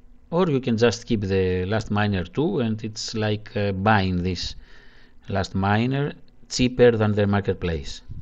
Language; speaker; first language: English; non-native, learner; Greek